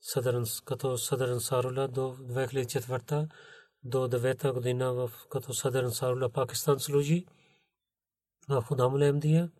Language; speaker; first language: Bulgarian; non-native, learner; Urdu